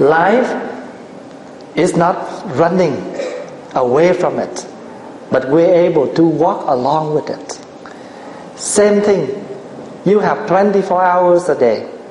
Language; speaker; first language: English; non-native, fluent; Vietnamese